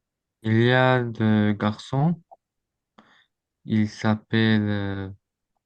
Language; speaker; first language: French; non-native, learner; Azerbaijani